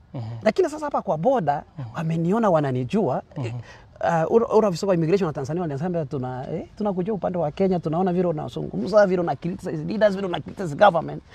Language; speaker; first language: Swahili; non-native, local second language; Gusii